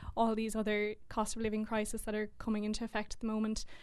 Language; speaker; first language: English; native; English